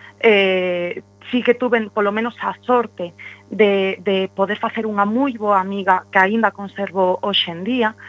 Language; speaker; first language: Galician; non-native, local second language; Spanish